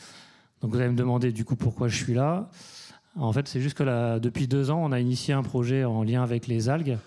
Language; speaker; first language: French; native; French